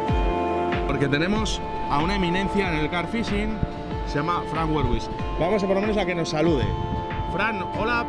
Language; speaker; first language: Spanish; native; Spanish